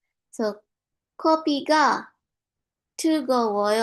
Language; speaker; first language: Korean; non-native, learner; English